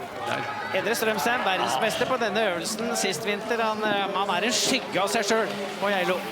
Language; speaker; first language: Norwegian; native; Norwegian